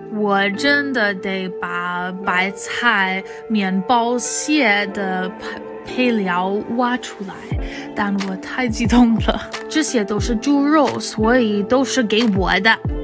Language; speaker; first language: Chinese; non-native, fluent; English